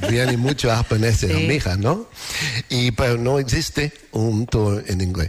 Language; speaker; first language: Spanish; non-native, learner; English